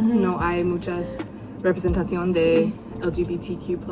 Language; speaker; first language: Spanish; non-native, learner; English